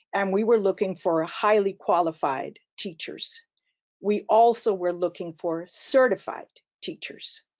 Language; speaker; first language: English; early bilingual, other home language; Spanish